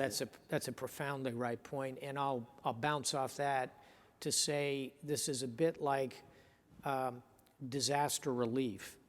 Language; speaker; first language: English; native; English